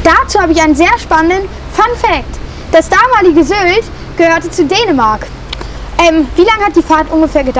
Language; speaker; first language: German; native; German